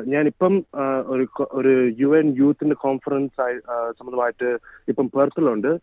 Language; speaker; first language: Malayalam; early bilingual, heritage; Malayalam